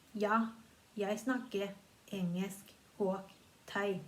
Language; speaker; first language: Norwegian; non-native, fluent; Thai